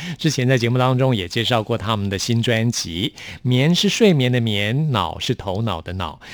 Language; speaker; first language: Chinese; native; Chinese